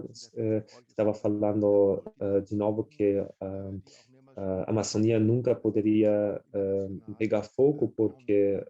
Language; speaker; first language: Portuguese; non-native, fluent; German